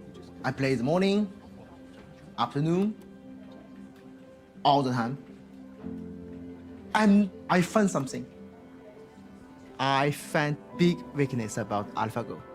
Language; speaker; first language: English; non-native, learner; Chinese